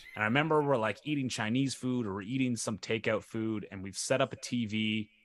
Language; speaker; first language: English; native; English